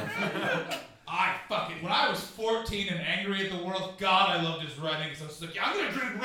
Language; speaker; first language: English; native; English